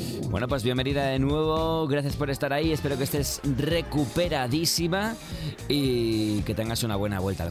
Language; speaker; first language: Spanish; native; Spanish